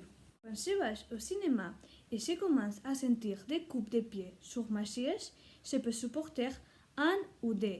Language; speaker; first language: French; non-native, learner; Spanish